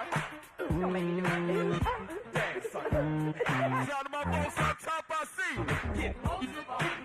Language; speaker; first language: English; native; English